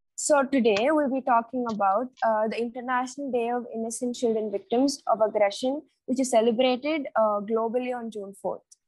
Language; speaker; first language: English; non-native, local second language; Tamil